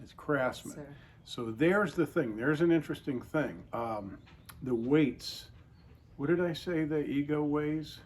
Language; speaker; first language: English; native; English